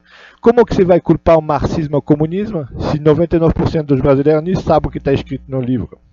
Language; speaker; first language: Portuguese; non-native, learner; Russian